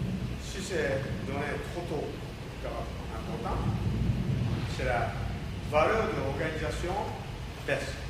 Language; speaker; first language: French; non-native, learner; Japanese